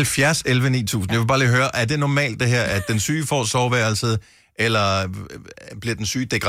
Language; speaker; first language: Danish; native; Danish